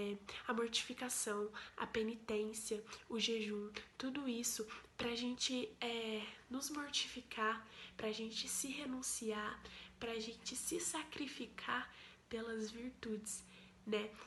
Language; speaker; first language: Portuguese; native; Portuguese